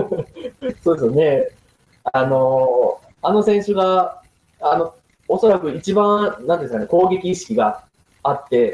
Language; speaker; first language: Japanese; native; Japanese